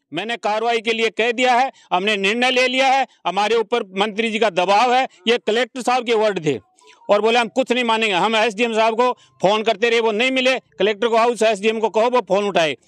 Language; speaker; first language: Hindi; native; Hindi